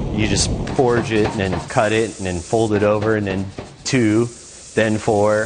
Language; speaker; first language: English; native; English